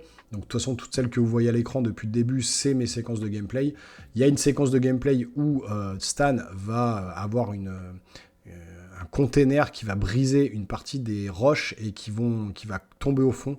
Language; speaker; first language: French; native; French